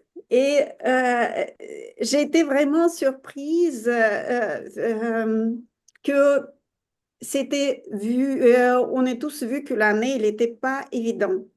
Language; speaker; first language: French; non-native, fluent; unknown